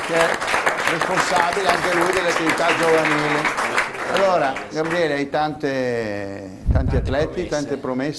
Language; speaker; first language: Italian; native; Italian